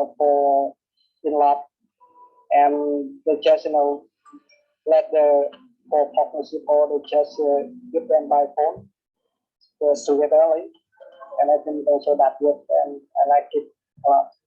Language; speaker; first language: English; non-native, learner; Vietnamese